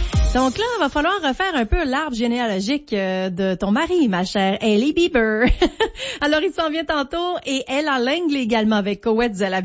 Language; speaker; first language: French; native; French